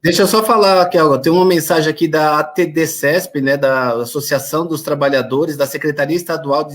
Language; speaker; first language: Portuguese; native; Portuguese